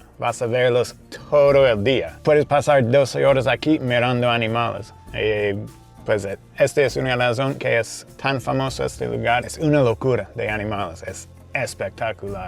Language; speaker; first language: Spanish; non-native, fluent; English